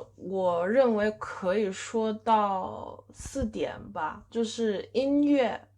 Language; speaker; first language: Chinese; non-native, fluent; English